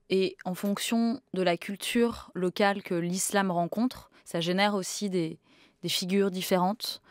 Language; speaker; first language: French; native; French